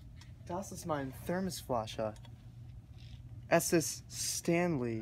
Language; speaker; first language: German; non-native, learner; English